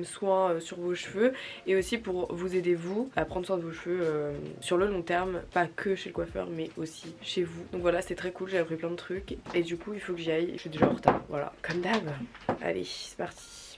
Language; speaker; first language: French; native; French